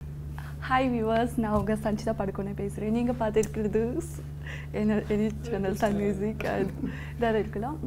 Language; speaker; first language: Tamil; non-native, learner; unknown